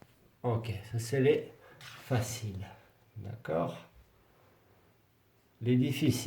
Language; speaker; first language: French; non-native, fluent; Spanish